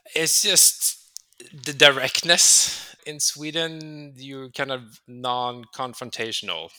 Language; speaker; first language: English; non-native, fluent; Swedish